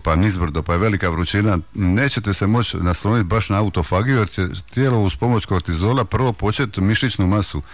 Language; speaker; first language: Croatian; native; Croatian